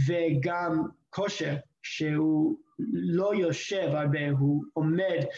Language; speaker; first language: Hebrew; non-native, fluent; English